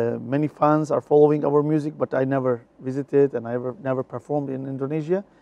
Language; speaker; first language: English; non-native, fluent; Turkish